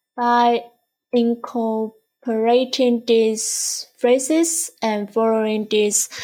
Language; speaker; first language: English; non-native, fluent; Chinese